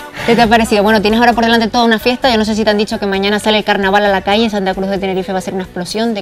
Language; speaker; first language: Spanish; native; Spanish